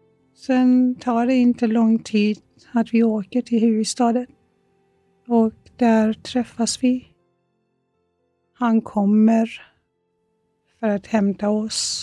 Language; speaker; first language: Swedish; non-native, fluent; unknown